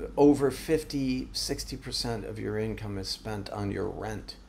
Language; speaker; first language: English; native; English